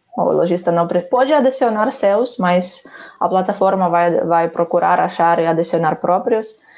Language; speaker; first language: Portuguese; non-native, fluent; Ukrainian